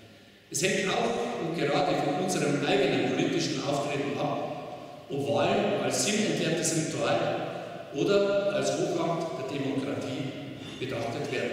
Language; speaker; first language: German; native; German